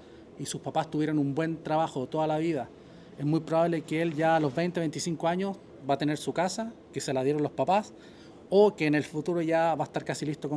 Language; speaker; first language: Spanish; native; Spanish